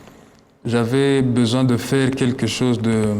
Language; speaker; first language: French; non-native, local second language; Kinyarwanda